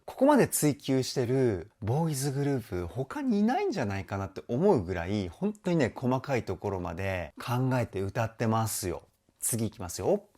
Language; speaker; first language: Japanese; native; Japanese